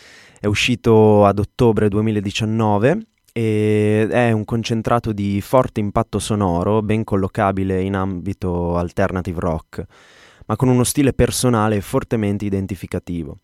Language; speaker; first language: Italian; native; Italian